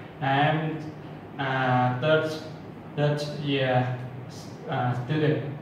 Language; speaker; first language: English; non-native, learner; Thai